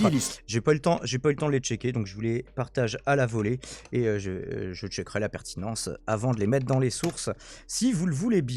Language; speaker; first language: French; native; French